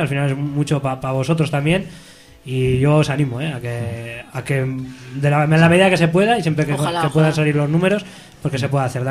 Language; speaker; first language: Spanish; native; Spanish